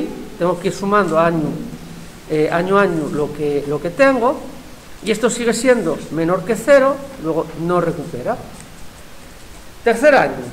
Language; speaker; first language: Spanish; native; Spanish